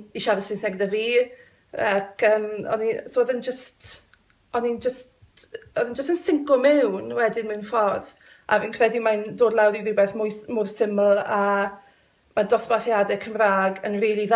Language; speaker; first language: Welsh; non-native, local second language; English